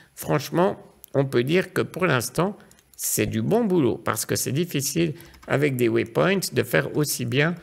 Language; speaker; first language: French; native; French